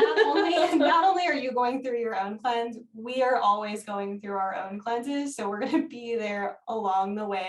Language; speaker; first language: English; native; English